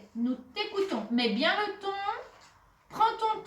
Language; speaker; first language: French; native; French